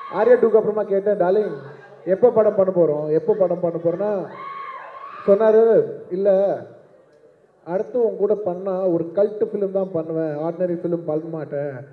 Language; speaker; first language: Tamil; non-native, local second language; Telugu